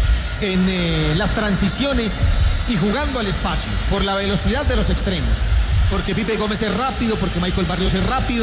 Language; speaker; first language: Spanish; native; Spanish